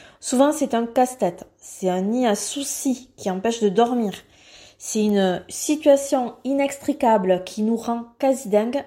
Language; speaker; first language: French; native; French